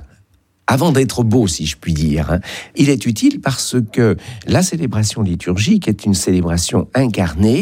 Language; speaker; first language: French; native; French